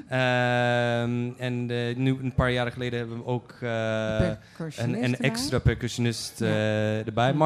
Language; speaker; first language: Dutch; non-native, fluent; Polish